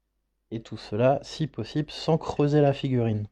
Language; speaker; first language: French; native; French